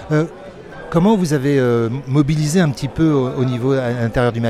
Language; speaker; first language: French; native; French